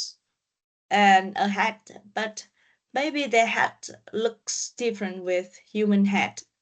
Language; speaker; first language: English; non-native, learner; Vietnamese